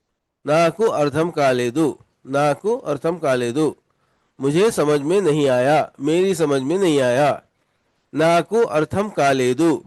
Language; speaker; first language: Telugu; non-native, local second language; Urdu